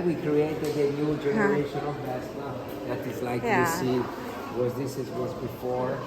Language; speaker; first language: English; non-native, fluent; Italian